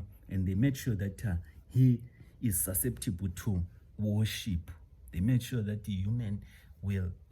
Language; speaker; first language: English; non-native, local second language; Xhosa